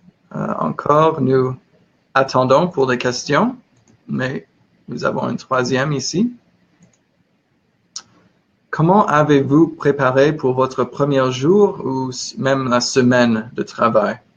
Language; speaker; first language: French; non-native, learner; English